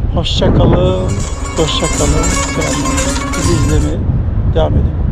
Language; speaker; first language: Turkish; native; Turkish